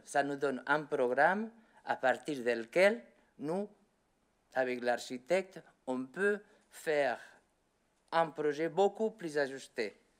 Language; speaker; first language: French; non-native, learner; Spanish